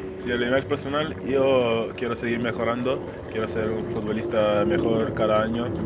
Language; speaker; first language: Spanish; non-native, fluent; English